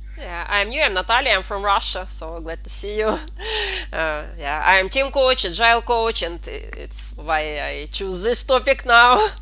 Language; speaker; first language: English; non-native, fluent; Russian